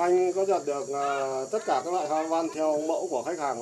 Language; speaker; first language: Vietnamese; native; Vietnamese